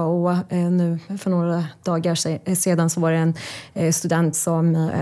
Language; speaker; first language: Swedish; non-native, fluent; Persian